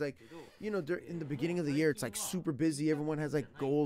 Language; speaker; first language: English; native; English